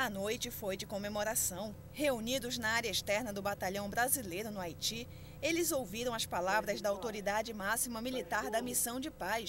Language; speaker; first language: Portuguese; native; Portuguese